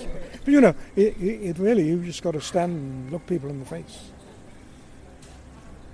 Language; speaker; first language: English; native; English